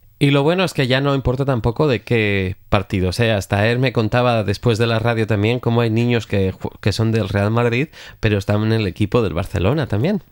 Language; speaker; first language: Spanish; native; Spanish